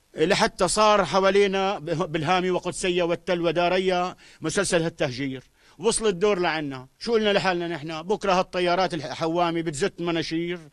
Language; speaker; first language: Arabic; native; Arabic